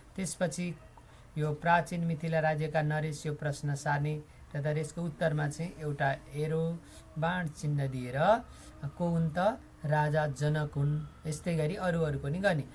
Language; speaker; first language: Nepali; native; Nepali